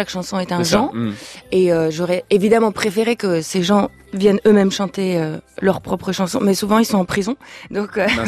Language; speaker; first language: French; non-native, fluent; Lithuanian